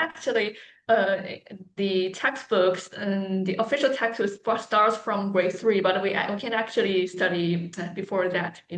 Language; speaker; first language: English; non-native, learner; Chinese